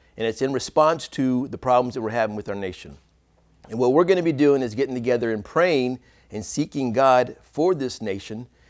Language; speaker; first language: English; native; English